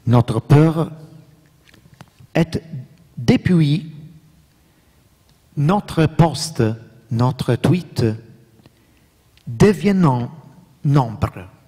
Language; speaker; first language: French; non-native, learner; Italian